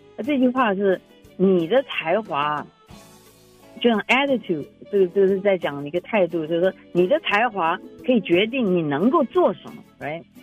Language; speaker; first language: Chinese; native; Chinese